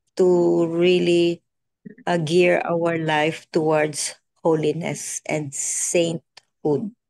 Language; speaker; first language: English; non-native, local second language; Filipino